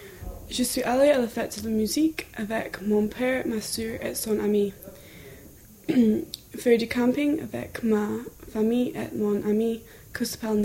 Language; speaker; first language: French; non-native, learner; English